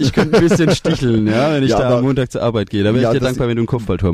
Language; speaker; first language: German; native; German